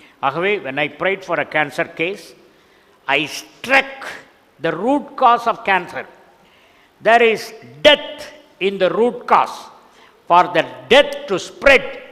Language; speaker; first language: English; non-native, local second language; Tamil